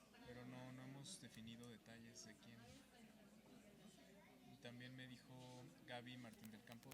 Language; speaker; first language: Spanish; native; Spanish